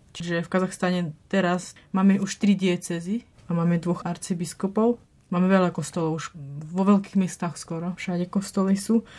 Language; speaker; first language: Slovak; non-native, fluent; Russian